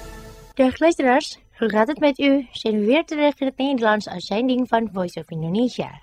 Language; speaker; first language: Dutch; non-native, learner; Indonesian